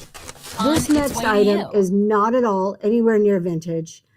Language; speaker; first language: English; native; English